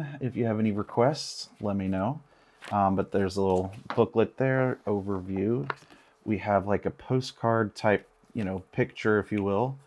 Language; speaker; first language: English; native; English